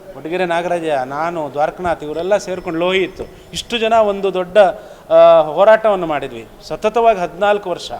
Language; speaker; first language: Kannada; non-native, local second language; Lambadi